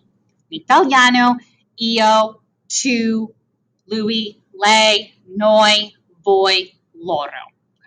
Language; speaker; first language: Italian; non-native, fluent; English